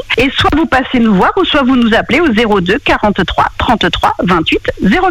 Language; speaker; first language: French; native; French